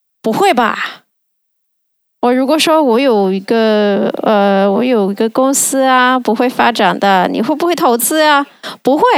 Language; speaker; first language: Chinese; non-native, fluent; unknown